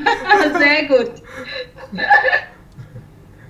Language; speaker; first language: German; non-native, learner; Indonesian